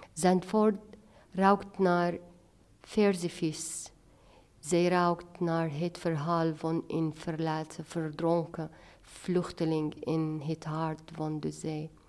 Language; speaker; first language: Dutch; non-native, fluent; Arabic